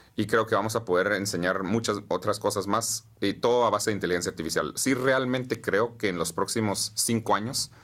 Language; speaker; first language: Spanish; native; Spanish